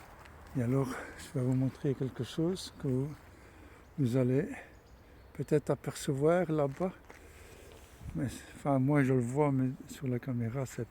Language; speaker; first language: French; native; French